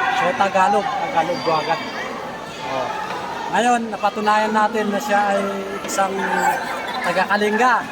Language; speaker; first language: Filipino; non-native, local second language; Iloko